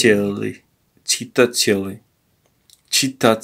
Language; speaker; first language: Russian; non-native, learner; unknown